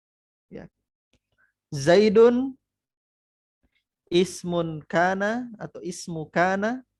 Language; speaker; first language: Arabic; non-native, fluent; Indonesian